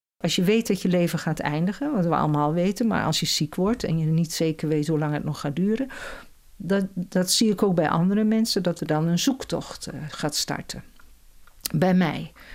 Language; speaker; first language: Dutch; native; Dutch